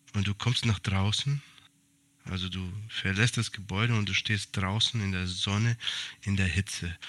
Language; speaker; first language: German; early bilingual, other home language; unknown